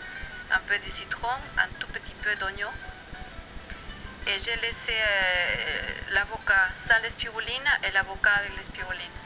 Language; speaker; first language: French; non-native, fluent; Spanish